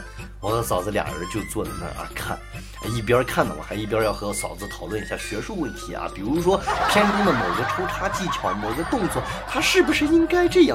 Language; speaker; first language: Chinese; native; Chinese